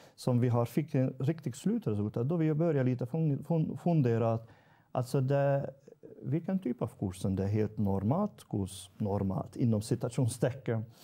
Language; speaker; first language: Swedish; non-native, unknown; Hungarian